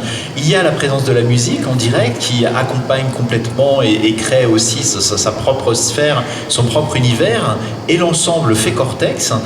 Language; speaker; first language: French; native; French